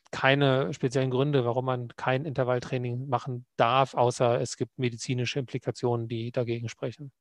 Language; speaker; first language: German; native; German